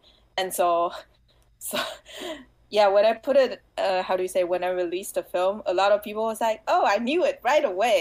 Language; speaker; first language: English; non-native, fluent; Chinese